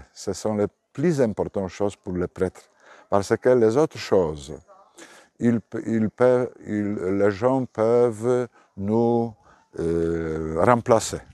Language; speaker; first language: French; non-native, fluent; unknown